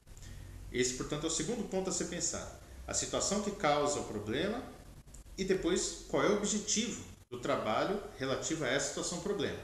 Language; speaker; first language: Portuguese; native; Portuguese